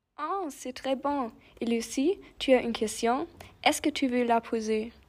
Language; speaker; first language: French; non-native, learner; German